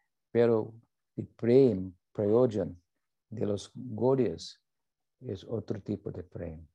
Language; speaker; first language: Spanish; non-native, learner; English